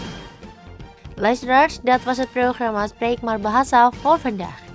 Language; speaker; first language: Dutch; non-native, learner; Indonesian